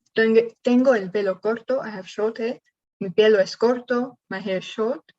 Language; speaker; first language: Spanish; non-native, learner; English